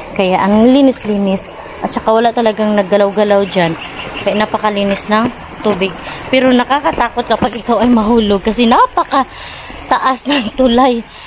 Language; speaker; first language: Filipino; non-native, local second language; Cebuano